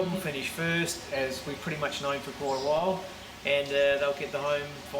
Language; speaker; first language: English; native; English